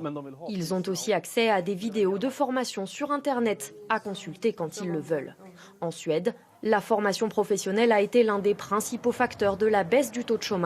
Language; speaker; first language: French; native; French